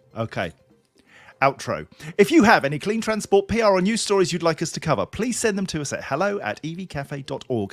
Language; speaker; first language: English; native; English